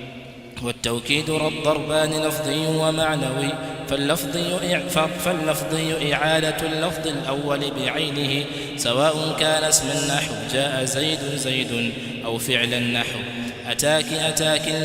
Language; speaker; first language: Arabic; non-native, fluent; Swahili